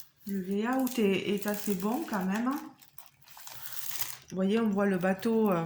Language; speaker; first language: French; native; French